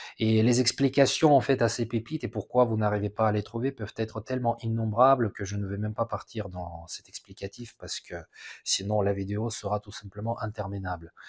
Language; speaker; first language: French; non-native, fluent; Russian